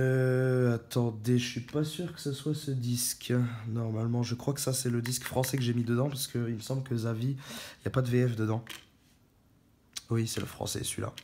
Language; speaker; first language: French; native; French